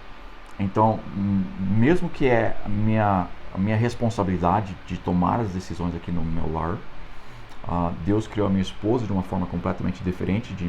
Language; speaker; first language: Portuguese; non-native, fluent; English